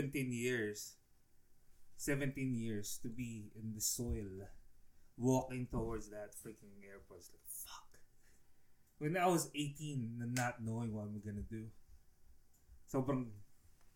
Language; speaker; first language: English; non-native, local second language; Filipino